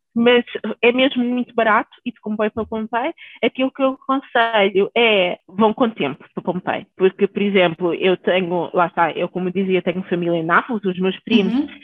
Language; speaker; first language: Portuguese; early bilingual, other home language; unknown